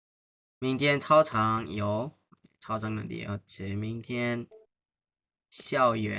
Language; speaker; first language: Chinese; non-native, fluent; Bangla